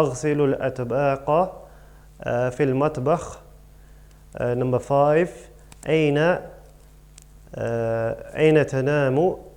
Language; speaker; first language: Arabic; non-native, fluent; English